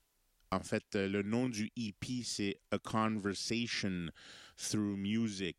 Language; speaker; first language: French; native; French